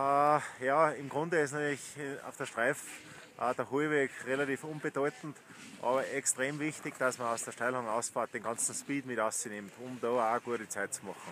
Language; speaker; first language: German; native; German